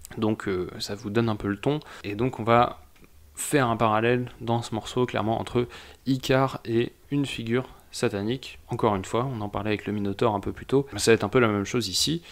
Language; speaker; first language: French; native; French